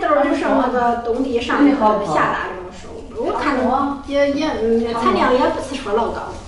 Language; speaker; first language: Chinese; native; Chinese